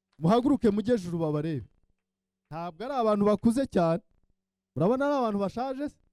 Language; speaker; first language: Kinyarwanda; early bilingual, heritage; Kinyarwanda